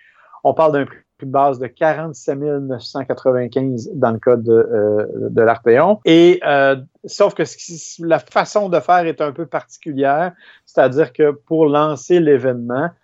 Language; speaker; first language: French; native; French